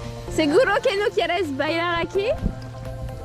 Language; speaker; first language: Spanish; non-native, learner; French